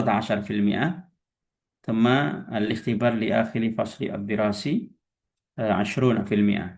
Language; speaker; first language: Arabic; non-native, fluent; Indonesian